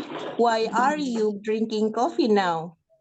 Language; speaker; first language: English; non-native, learner; Indonesian